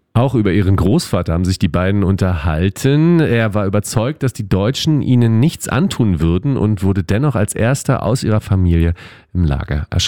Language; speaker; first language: German; native; German